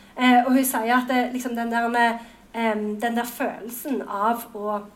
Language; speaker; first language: Norwegian; native; Norwegian